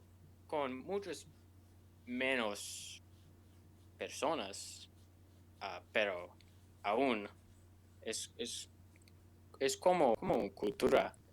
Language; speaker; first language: Spanish; non-native, learner; English